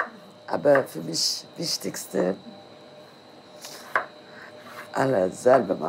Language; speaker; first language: German; non-native, learner; Turkish